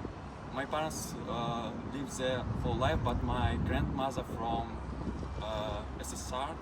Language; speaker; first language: English; non-native, learner; Russian